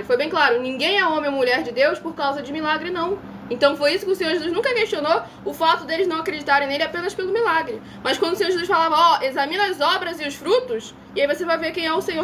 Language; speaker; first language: Portuguese; native; Portuguese